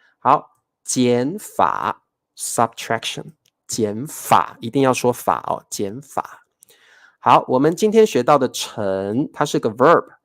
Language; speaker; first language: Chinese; native; Chinese